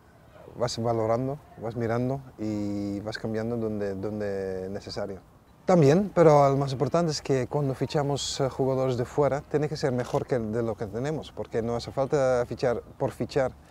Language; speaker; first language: Spanish; non-native, fluent; Dutch